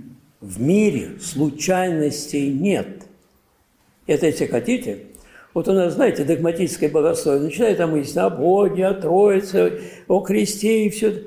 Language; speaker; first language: Russian; native; Russian